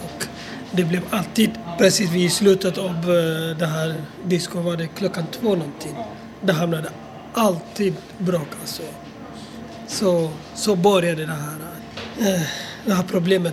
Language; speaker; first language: Swedish; non-native, fluent; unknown